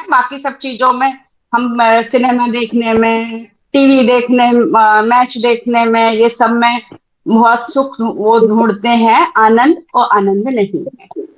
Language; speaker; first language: Hindi; native; Hindi